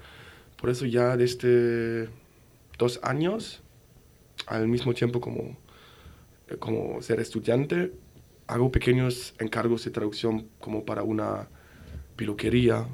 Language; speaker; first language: Spanish; non-native, fluent; German